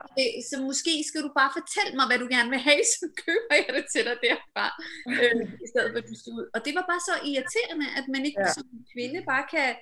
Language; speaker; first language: Danish; early bilingual, other home language; Urdu